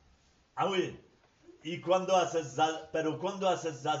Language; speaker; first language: Spanish; non-native, fluent; French